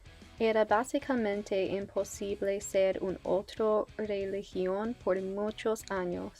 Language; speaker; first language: Spanish; non-native, learner; English